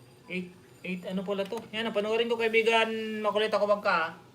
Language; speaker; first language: Filipino; non-native, local second language; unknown